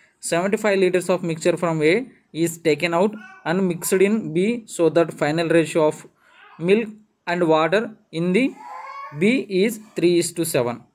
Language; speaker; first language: English; non-native, local second language; Telugu